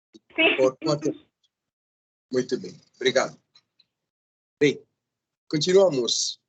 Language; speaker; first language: Portuguese; non-native, fluent; Spanish